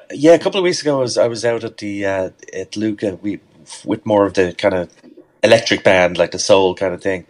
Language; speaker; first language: English; native; English